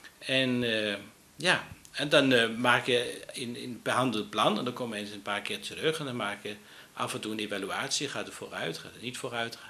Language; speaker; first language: Dutch; non-native, fluent; Danish